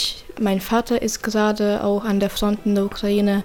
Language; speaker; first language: German; non-native, fluent; Ukrainian